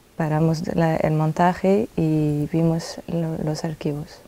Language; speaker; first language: Spanish; non-native, fluent; French